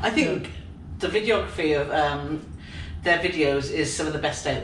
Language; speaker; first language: English; native; English